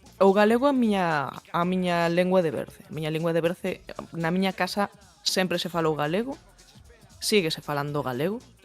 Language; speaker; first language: Galician; native; Galician